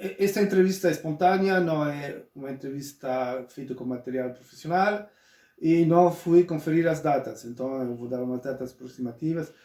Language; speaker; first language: Portuguese; non-native, local second language; Spanish